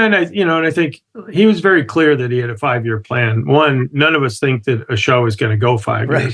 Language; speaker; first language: English; native; English